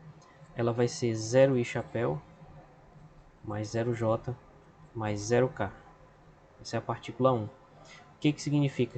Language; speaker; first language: Portuguese; native; Portuguese